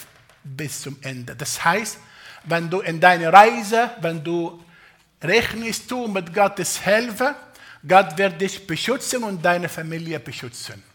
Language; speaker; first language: German; non-native, fluent; Arabic